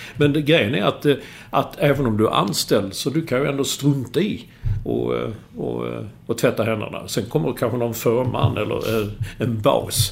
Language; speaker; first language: Swedish; native; Swedish